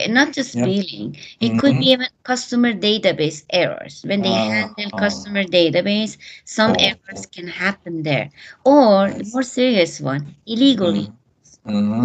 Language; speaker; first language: English; non-native, fluent; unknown